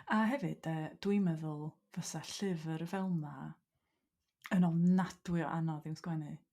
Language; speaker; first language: Welsh; native; Welsh